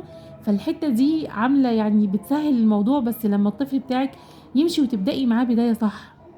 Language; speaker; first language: Arabic; native; Arabic